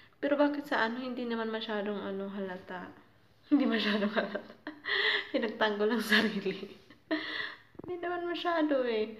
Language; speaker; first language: Filipino; non-native, local second language; Waray